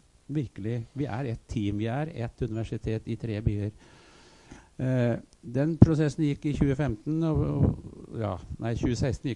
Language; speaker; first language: Norwegian; native; Norwegian